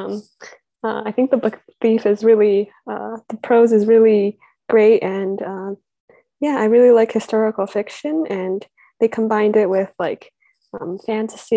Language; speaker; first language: English; native; English